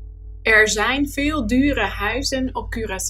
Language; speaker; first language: Dutch; non-native, learner; Spanish